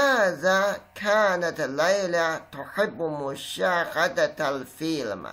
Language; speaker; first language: Arabic; non-native, learner; Chinese